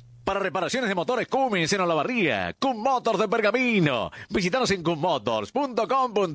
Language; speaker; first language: Spanish; native; Spanish